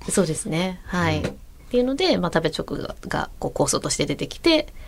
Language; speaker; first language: Japanese; native; Japanese